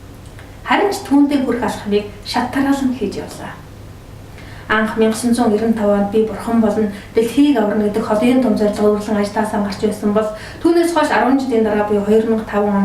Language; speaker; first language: Mongolian; native; Mongolian